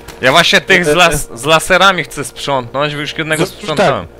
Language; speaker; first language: Polish; native; Polish